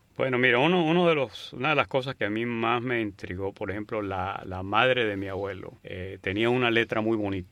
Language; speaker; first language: Spanish; native; Spanish